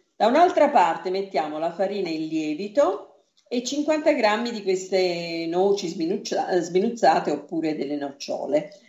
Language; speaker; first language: Italian; native; Italian